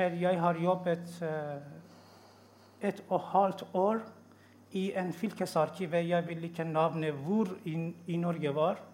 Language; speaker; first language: Norwegian; non-native, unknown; Persian